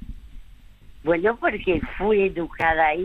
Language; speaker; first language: Spanish; early bilingual, other home language; French